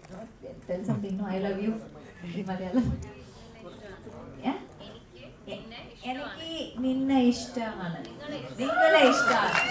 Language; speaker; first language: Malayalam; non-native, learner; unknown